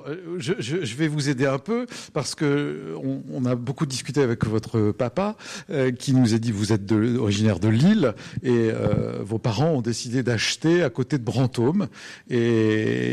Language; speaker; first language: French; native; French